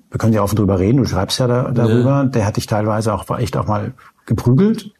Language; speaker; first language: German; early bilingual, other home language; Spanish